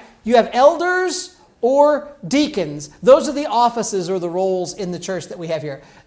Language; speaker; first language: English; native; English